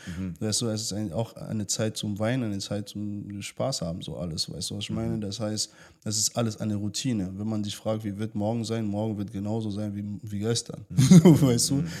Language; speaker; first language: German; early bilingual, other home language; French